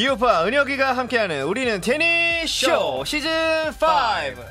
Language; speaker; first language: Korean; native; Korean